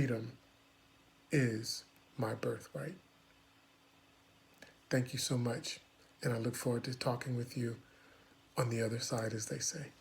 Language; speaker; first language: English; native; English